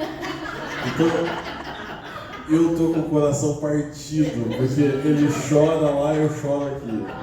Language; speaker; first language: Portuguese; native; Portuguese